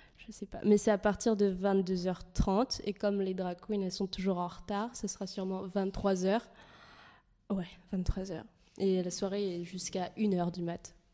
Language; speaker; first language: French; native; French